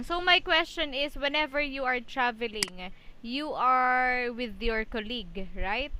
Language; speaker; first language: English; non-native, fluent; Filipino